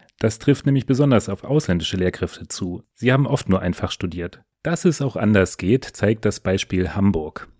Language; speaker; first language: German; native; German